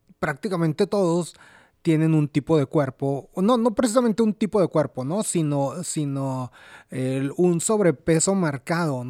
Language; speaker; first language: Spanish; native; Spanish